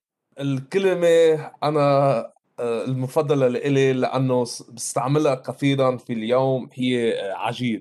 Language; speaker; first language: Arabic; early bilingual, heritage; Arabic